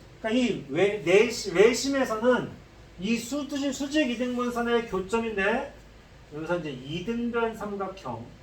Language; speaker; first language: Korean; native; Korean